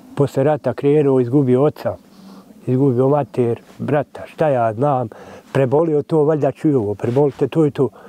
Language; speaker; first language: Bosnian; native; Bosnian